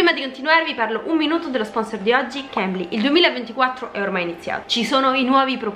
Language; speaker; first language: Italian; native; Italian